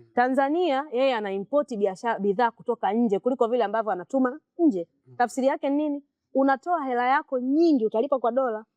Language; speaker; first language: Swahili; native; Swahili